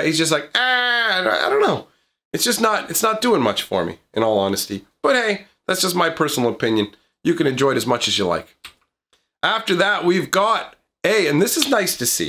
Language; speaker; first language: English; native; English